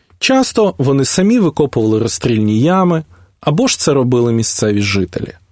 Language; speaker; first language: Ukrainian; native; Ukrainian